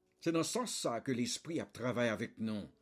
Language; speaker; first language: French; non-native, local second language; Haitian Creole